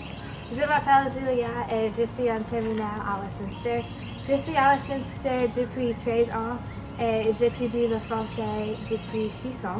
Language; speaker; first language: French; non-native, learner; English